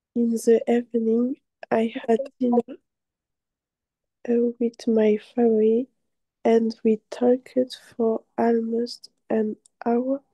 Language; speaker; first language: English; non-native, learner; French